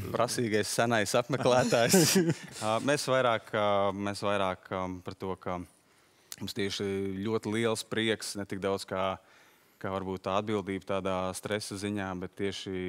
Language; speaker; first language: Latvian; native; Latvian